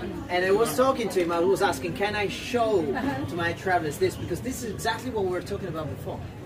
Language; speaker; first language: English; non-native, fluent; Italian